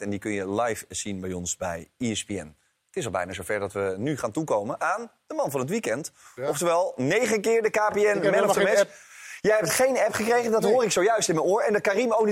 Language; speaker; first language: Dutch; native; Dutch